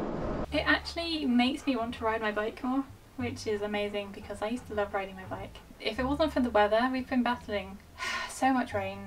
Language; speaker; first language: English; native; English